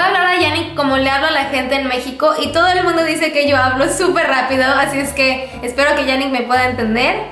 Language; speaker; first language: Spanish; native; Spanish